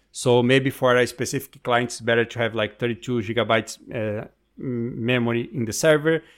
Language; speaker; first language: English; non-native, fluent; Portuguese